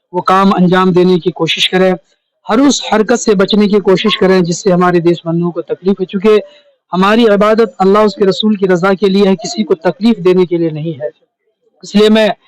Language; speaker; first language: Urdu; native; Urdu